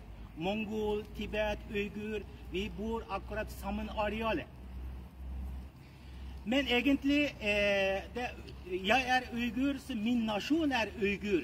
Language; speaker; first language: Norwegian; non-native, learner; Uyghur